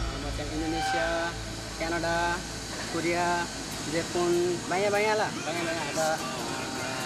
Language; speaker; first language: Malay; non-native, learner; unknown